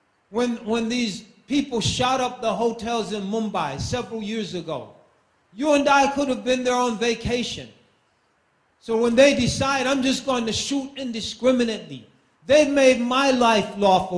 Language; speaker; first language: English; native; English